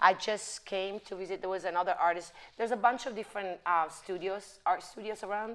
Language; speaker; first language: English; non-native, fluent; Italian